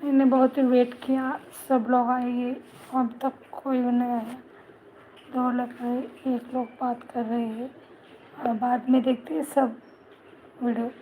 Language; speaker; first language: Hindi; non-native, local second language; Marathi